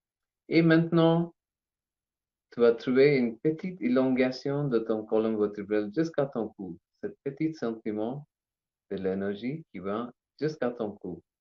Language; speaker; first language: French; non-native, learner; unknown